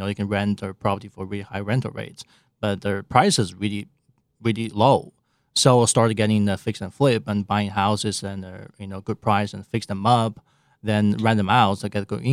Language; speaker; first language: English; non-native, fluent; Chinese